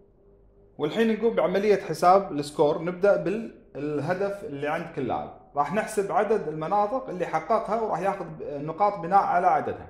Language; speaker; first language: Arabic; native; Arabic